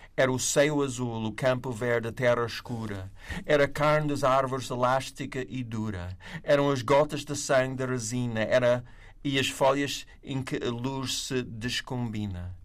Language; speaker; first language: Portuguese; non-native, fluent; English